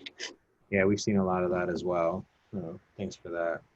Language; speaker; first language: English; native; English